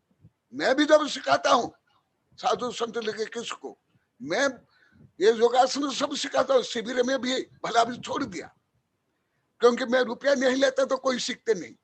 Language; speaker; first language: Hindi; native; Hindi